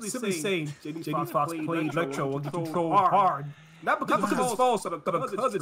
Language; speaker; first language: English; native; English